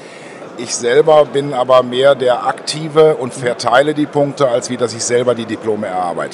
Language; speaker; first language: German; native; German